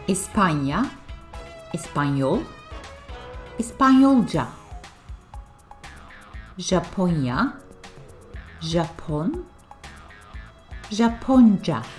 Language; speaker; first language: Turkish; non-native, fluent; English